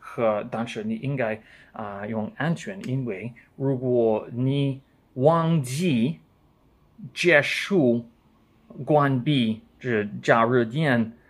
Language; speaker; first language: Chinese; non-native, learner; English